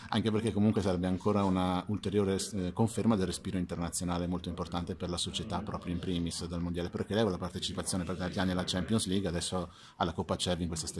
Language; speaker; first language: Italian; native; Italian